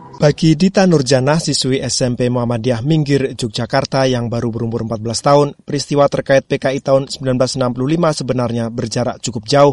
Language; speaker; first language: Indonesian; native; Indonesian